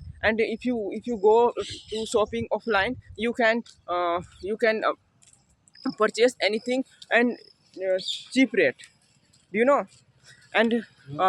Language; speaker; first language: English; non-native, learner; Hindi